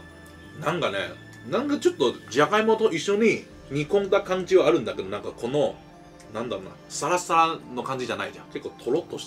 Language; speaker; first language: Japanese; native; Japanese